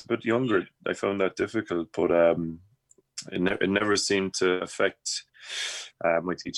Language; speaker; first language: English; native; English